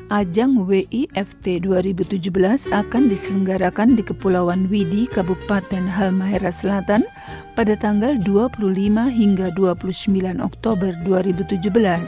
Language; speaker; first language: Indonesian; native; Indonesian